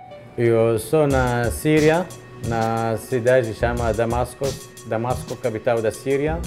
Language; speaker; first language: Portuguese; non-native, learner; Arabic